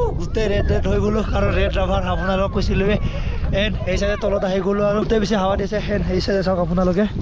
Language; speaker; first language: Assamese; non-native, local second language; Bodo